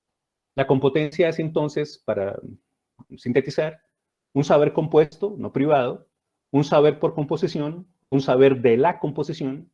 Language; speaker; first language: Spanish; native; Spanish